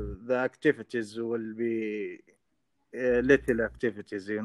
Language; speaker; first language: English; non-native, learner; Arabic